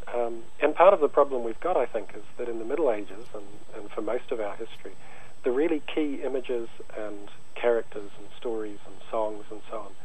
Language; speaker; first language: English; native; English